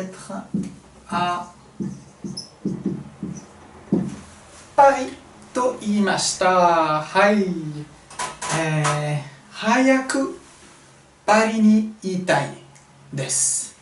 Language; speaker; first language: Japanese; non-native, fluent; French